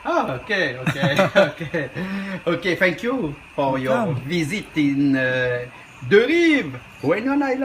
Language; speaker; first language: English; non-native, learner; Réunion Creole French